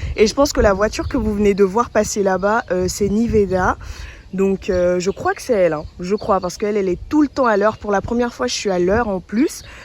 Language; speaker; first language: French; early bilingual, other home language; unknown